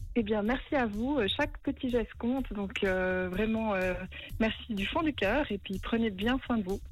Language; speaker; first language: French; native; French